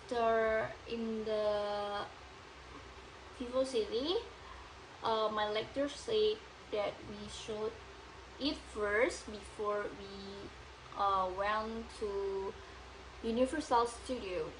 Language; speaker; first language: English; non-native, learner; Indonesian